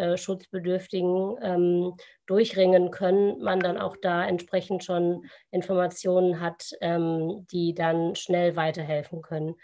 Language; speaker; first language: German; native; German